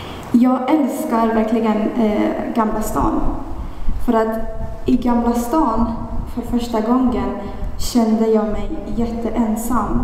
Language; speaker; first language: Swedish; non-native, fluent; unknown